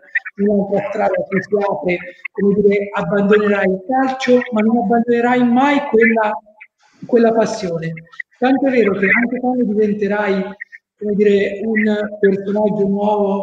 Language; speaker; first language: Italian; native; Italian